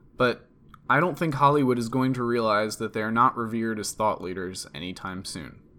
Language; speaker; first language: English; native; English